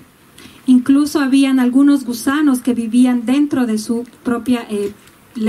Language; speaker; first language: Spanish; native; Spanish